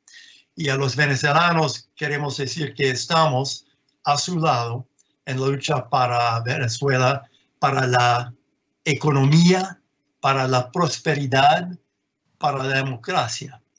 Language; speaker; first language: Spanish; non-native, fluent; English